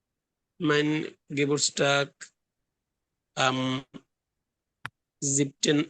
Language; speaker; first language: German; non-native, learner; Bangla